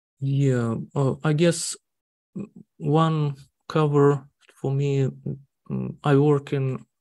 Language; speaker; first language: English; non-native, learner; Russian